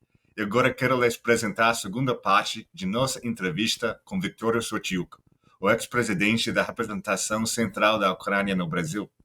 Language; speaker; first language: Portuguese; non-native, fluent; English